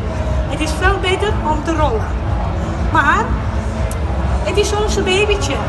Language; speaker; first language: Dutch; non-native, learner; Italian